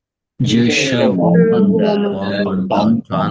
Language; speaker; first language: Chinese; non-native, learner; Sinhala